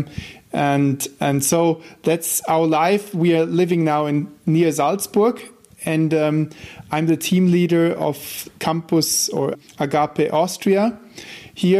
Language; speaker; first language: English; non-native, fluent; German